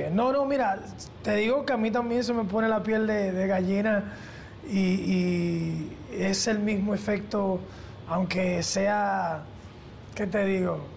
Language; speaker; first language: Spanish; early bilingual, heritage; Spanish